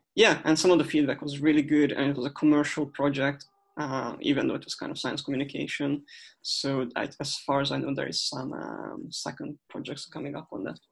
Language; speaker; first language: English; non-native, fluent; Hungarian